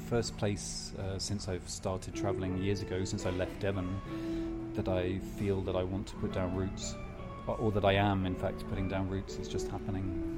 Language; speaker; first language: English; native; English